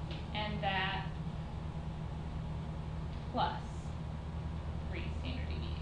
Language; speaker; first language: English; native; English